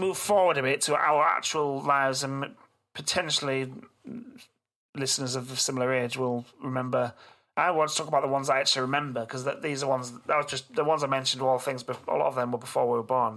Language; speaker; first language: English; native; English